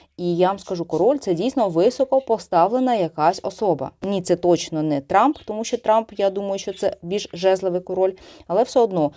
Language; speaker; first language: Ukrainian; non-native, local second language; Russian